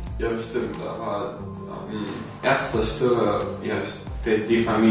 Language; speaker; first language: German; non-native, learner; Arabic